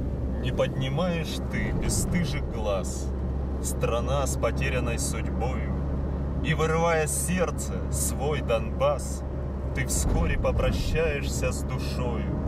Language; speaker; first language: Russian; native; Russian